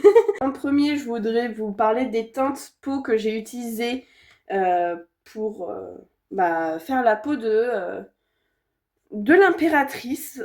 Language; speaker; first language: French; native; French